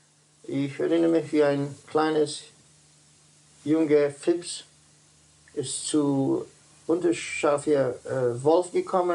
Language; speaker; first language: German; non-native, learner; Dutch